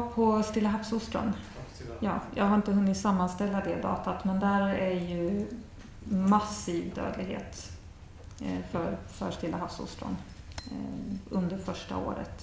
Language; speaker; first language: Swedish; native; Swedish